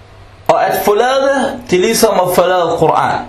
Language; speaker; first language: Danish; non-native, local second language; Arabic